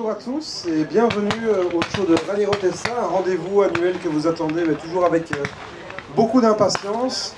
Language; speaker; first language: French; native; French